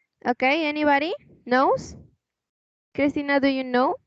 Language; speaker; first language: English; non-native, fluent; Spanish